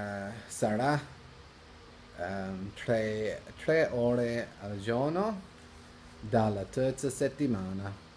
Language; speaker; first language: Italian; non-native, learner; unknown